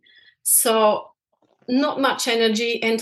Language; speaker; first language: English; non-native, fluent; Bosnian